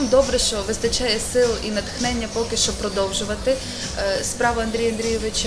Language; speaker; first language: Ukrainian; native; Ukrainian